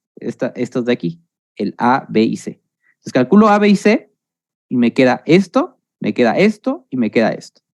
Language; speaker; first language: Spanish; native; Spanish